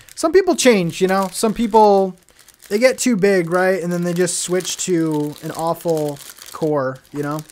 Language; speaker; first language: English; native; English